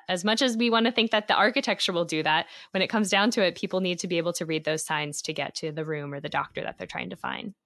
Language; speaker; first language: English; non-native, fluent; Spanish